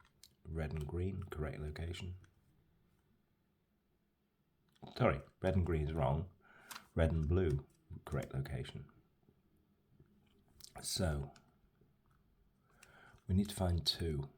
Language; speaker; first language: English; native; English